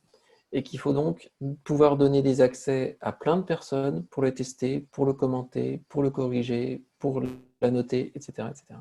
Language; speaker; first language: French; native; French